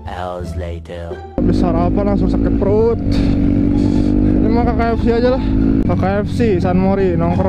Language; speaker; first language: Indonesian; native; Indonesian